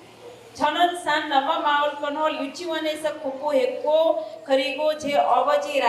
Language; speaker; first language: Korean; non-native, learner; Hindi